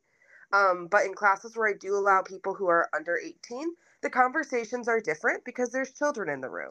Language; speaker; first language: English; native; English